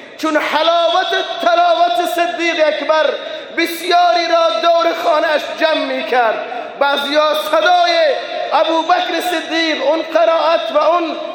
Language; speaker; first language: Persian; non-native, local second language; Baluchi